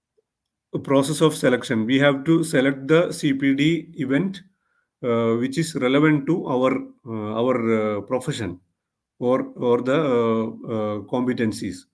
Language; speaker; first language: English; non-native, local second language; Malayalam